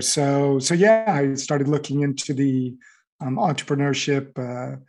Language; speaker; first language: English; native; English